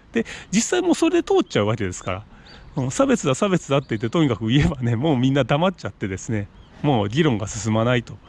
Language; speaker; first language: Japanese; native; Japanese